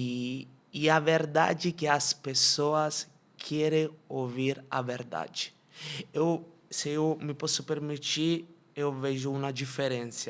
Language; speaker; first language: Portuguese; non-native, fluent; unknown